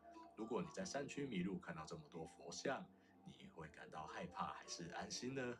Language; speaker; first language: Chinese; native; Chinese